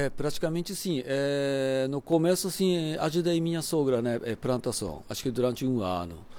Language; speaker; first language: Portuguese; non-native, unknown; Japanese